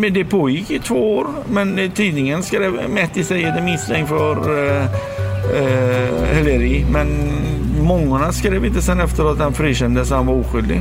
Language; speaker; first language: Swedish; early bilingual, other home language; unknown